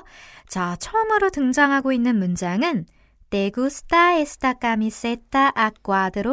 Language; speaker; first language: Spanish; non-native, fluent; Korean